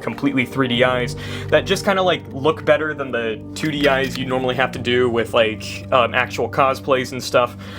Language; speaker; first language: English; native; English